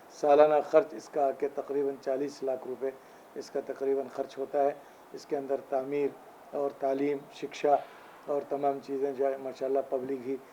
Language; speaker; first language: Urdu; native; Urdu